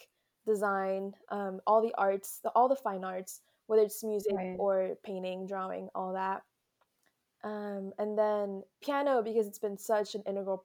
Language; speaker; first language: English; early bilingual, other home language; French